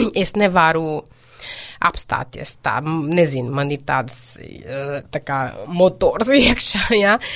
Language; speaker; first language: Latvian; non-native, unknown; Portuguese